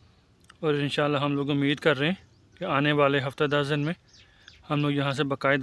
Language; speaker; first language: Urdu; native; Urdu